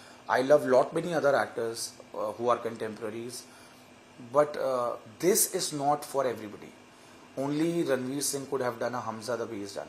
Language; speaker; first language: English; non-native, local second language; Hindi